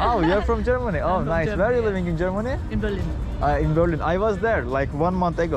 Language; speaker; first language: English; non-native, learner; Turkish